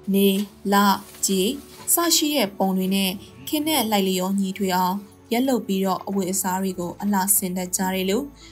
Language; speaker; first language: Burmese; native; Burmese